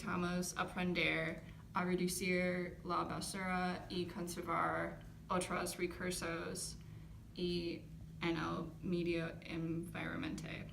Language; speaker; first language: Spanish; non-native, learner; English